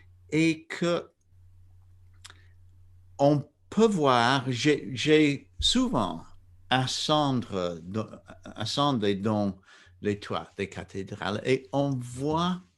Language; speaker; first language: French; non-native, fluent; English